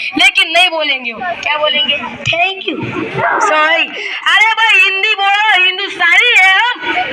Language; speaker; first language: Hindi; non-native, local second language; Marathi